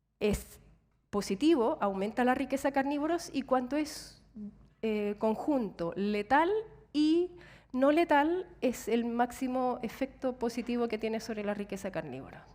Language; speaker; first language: Spanish; native; Spanish